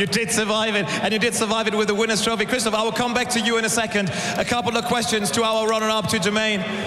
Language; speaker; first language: English; non-native, fluent; German